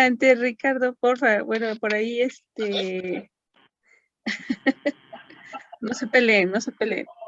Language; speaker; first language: Spanish; native; Spanish